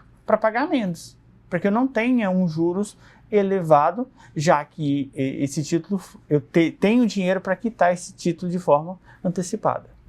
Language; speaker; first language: Portuguese; native; Portuguese